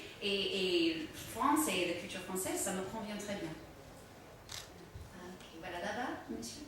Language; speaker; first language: French; native; French